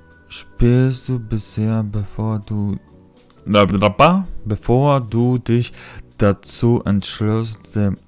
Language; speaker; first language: German; non-native, fluent; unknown